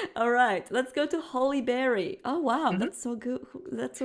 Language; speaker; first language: English; non-native, fluent; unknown